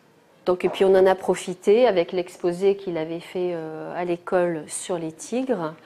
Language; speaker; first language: French; native; French